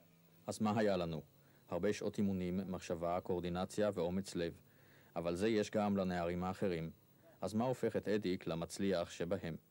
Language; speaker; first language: Hebrew; native; Hebrew